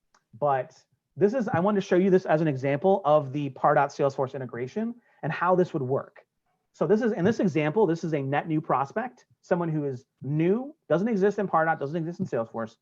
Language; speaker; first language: English; native; English